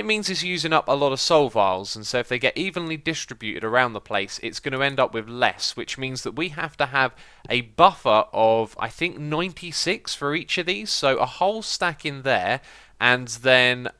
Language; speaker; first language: English; native; English